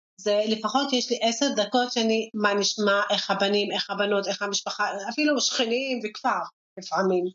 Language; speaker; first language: Hebrew; non-native, local second language; Arabic